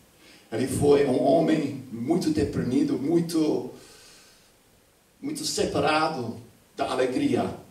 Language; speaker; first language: Portuguese; non-native, fluent; English